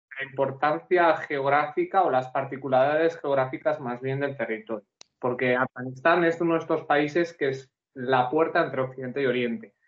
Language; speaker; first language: Spanish; native; Spanish